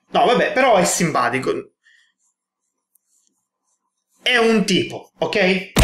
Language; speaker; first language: Italian; native; Italian